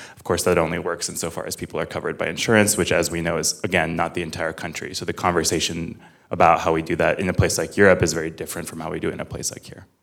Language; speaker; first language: English; native; English